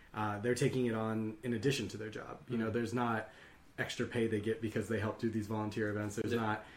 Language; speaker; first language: English; native; English